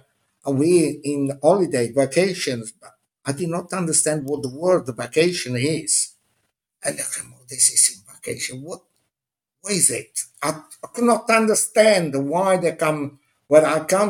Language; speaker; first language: English; non-native, fluent; Italian